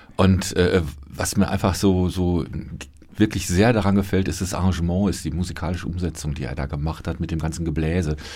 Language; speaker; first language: German; native; German